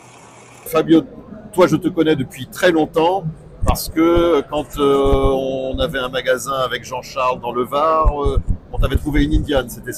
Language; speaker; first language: French; native; French